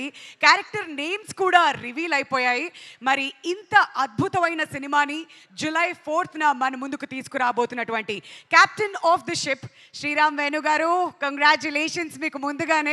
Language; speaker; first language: Telugu; native; Telugu